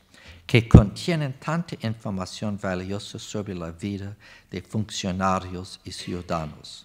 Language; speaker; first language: Spanish; non-native, fluent; English